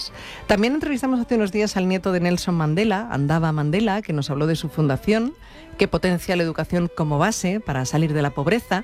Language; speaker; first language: Spanish; native; Spanish